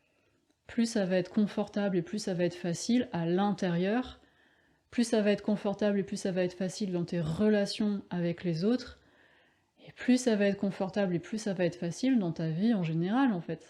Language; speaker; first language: French; native; French